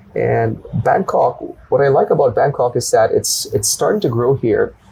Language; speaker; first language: English; non-native, local second language; Filipino